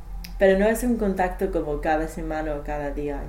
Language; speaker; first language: Spanish; non-native, learner; English